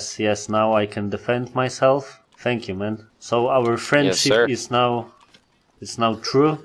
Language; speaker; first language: English; non-native, learner; Polish